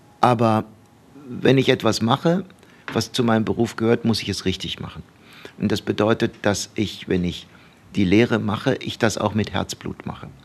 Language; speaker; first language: German; early bilingual, other home language; Turkish